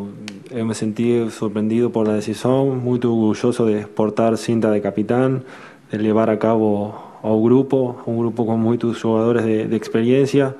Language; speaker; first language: Portuguese; non-native, learner; Spanish